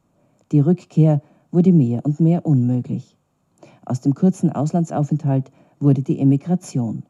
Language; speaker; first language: German; native; German